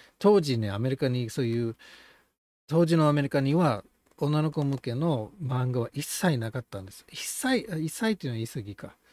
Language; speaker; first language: Japanese; non-native, fluent; English